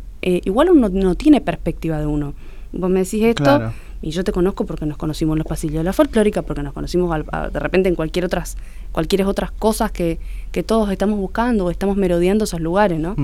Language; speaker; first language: Spanish; native; Spanish